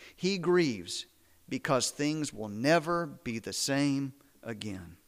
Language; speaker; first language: English; native; English